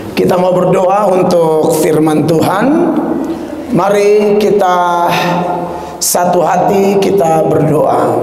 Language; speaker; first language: Indonesian; native; Indonesian